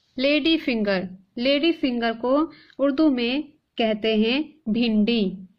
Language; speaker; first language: Hindi; native; Hindi